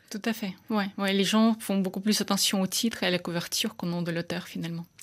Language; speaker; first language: French; non-native, fluent; Russian